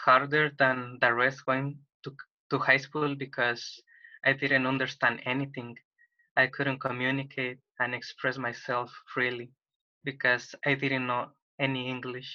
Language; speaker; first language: English; non-native, fluent; Spanish